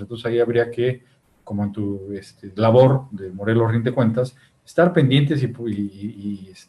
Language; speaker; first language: Spanish; native; Spanish